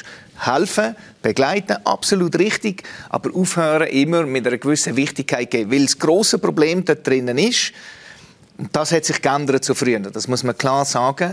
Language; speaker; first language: German; native; German